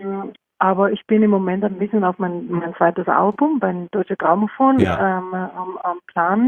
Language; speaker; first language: German; non-native, fluent; Norwegian